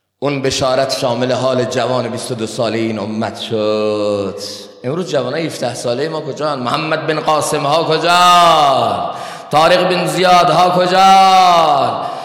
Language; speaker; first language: Persian; non-native, local second language; Baluchi